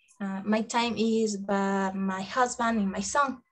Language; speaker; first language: English; non-native, learner; Spanish